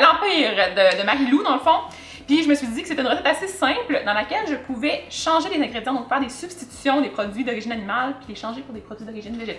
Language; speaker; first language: French; native; French